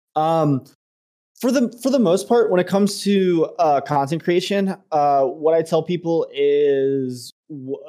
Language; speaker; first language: English; native; English